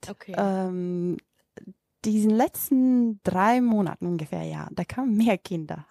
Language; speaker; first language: German; non-native, fluent; Macedonian